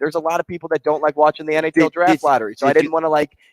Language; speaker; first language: English; native; English